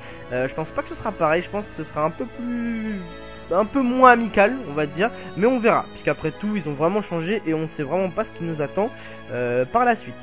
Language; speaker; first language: French; native; French